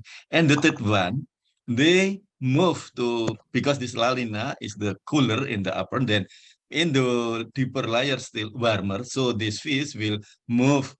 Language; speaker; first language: English; non-native, fluent; Indonesian